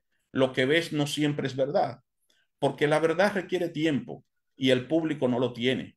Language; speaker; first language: Spanish; native; Spanish